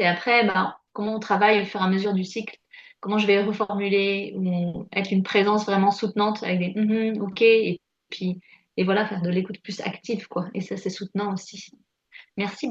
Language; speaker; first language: French; native; French